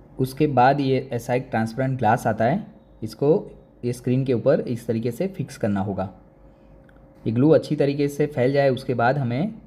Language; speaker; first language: Hindi; non-native, local second language; Gujarati